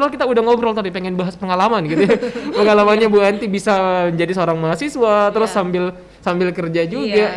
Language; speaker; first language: Indonesian; native; Indonesian